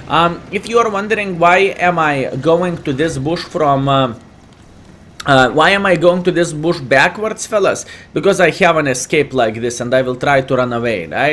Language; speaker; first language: English; non-native, fluent; Lithuanian